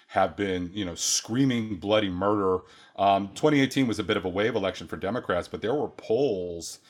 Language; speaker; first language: English; native; English